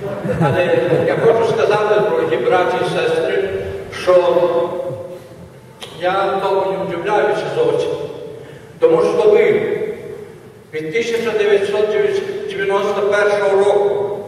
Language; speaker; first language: Ukrainian; non-native, fluent; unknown